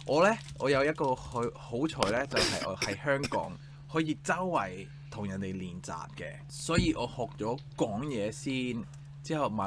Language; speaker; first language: Cantonese; non-native, fluent; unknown